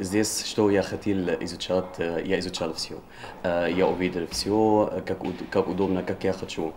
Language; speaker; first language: Russian; non-native, learner; Arabic